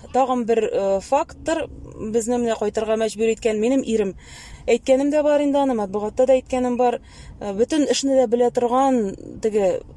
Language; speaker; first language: Tatar; native; Tatar